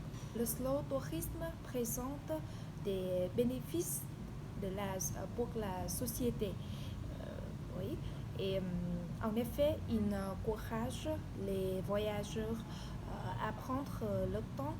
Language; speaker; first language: French; non-native, learner; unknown